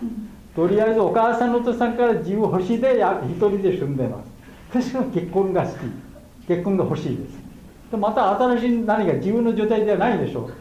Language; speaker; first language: Japanese; non-native, learner; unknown